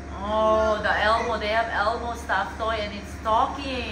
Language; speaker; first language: English; non-native, learner; Filipino